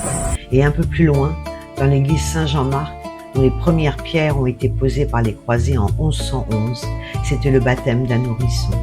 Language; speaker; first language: French; native; French